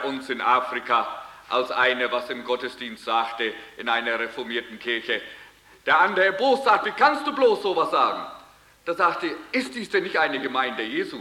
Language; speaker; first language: German; early bilingual, heritage; German